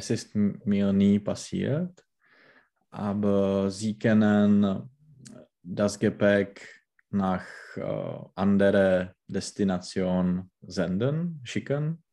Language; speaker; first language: German; non-native, learner; Czech